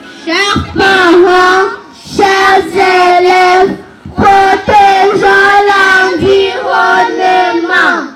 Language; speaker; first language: French; non-native, local second language; Kinyarwanda